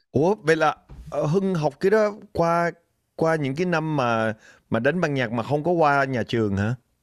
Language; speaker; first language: Vietnamese; early bilingual, other home language; English